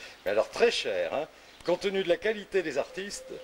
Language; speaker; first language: French; native; French